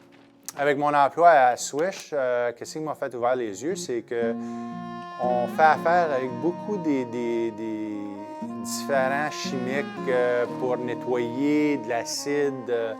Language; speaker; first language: French; native; French